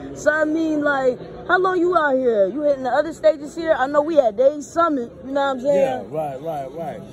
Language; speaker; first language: English; native; English